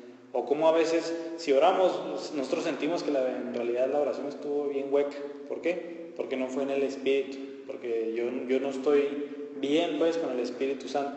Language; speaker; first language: Spanish; native; Spanish